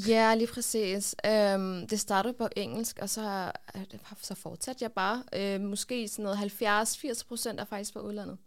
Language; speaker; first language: Danish; early bilingual, other home language; Kurdish